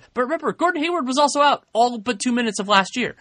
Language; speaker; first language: English; native; English